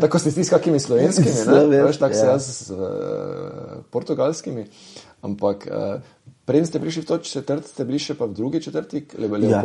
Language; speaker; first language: Slovenian; native; Slovenian